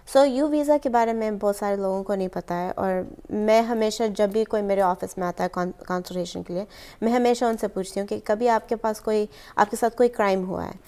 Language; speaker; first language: Hindi; early bilingual, heritage; Hindi